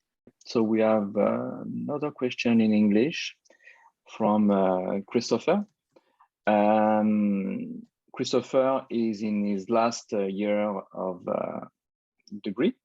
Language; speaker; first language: English; non-native, fluent; French